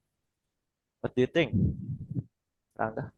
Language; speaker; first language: English; non-native, learner; Indonesian